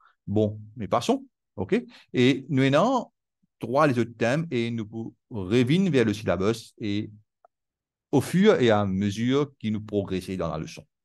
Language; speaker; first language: French; non-native, local second language; Morisyen